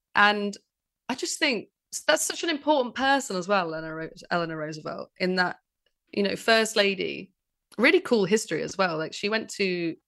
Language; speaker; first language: English; native; English